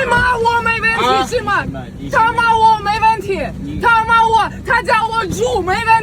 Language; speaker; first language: Chinese; non-native, learner; Russian